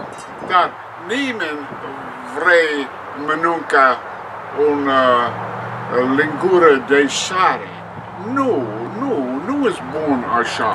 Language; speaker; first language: Romanian; non-native, learner; English